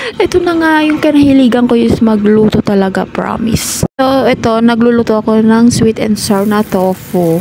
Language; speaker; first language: Filipino; native; Filipino